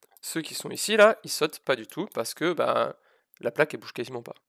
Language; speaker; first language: French; native; French